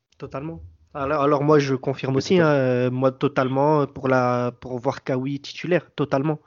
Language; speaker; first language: French; native; French